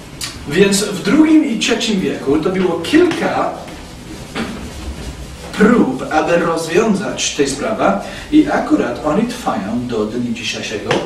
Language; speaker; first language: Polish; non-native, fluent; English